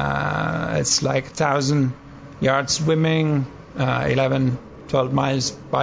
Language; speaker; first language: English; non-native, fluent; Italian